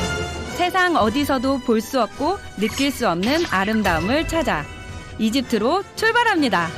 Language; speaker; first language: Korean; native; Korean